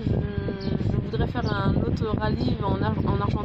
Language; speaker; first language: French; native; French